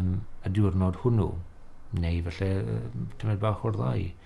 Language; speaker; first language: Welsh; native; Welsh